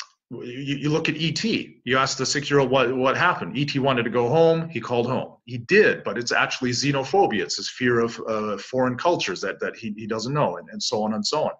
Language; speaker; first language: English; native; English